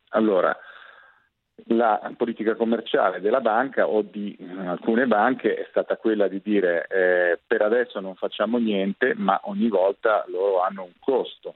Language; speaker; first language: Italian; native; Italian